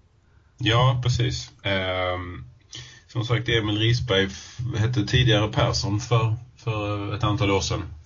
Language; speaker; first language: Swedish; native; Swedish